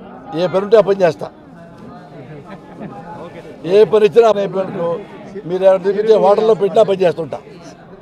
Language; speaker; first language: Telugu; native; Telugu